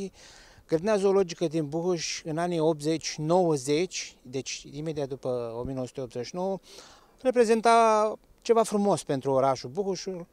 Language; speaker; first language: Romanian; native; Romanian